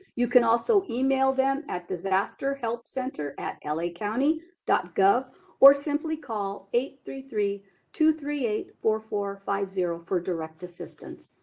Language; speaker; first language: English; early bilingual, other home language; Spanish